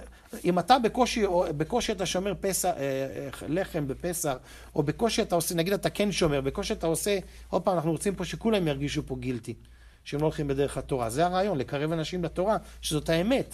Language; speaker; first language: Hebrew; native; Hebrew